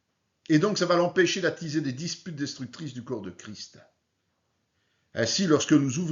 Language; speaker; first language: French; native; French